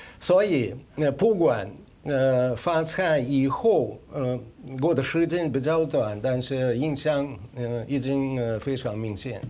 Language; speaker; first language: Chinese; non-native, fluent; Russian